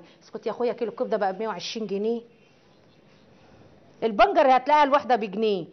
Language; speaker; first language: Arabic; native; Arabic